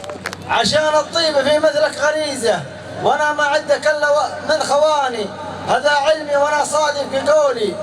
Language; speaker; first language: Arabic; native; Arabic